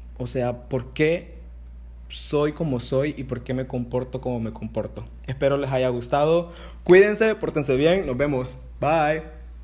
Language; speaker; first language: Spanish; non-native, local second language; English